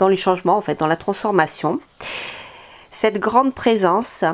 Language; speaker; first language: French; native; French